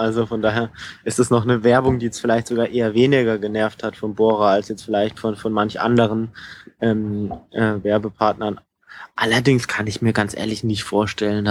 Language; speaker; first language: German; native; German